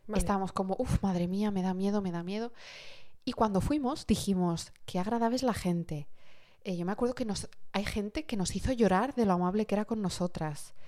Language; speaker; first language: Spanish; early bilingual, heritage; Arabic